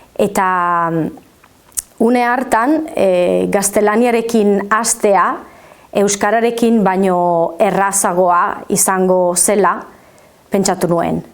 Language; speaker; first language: Basque; non-native, fluent; Friulian